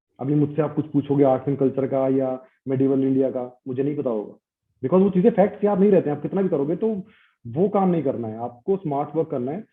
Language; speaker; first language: Hindi; native; Hindi